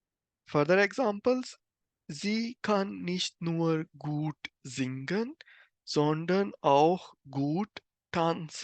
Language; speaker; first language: German; non-native, fluent; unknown